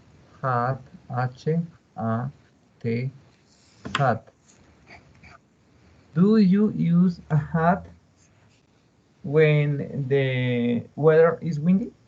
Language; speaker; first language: English; non-native, learner; Spanish